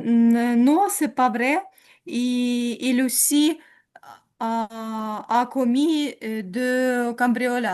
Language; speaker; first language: French; non-native, learner; Ukrainian